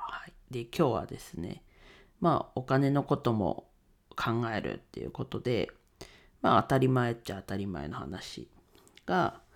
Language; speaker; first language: Japanese; native; Japanese